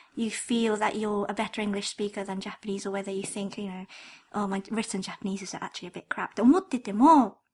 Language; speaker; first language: English; early bilingual, other home language; Japanese